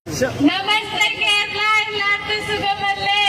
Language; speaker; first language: Malayalam; non-native, learner; Hindi